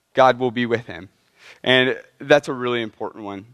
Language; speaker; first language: English; native; English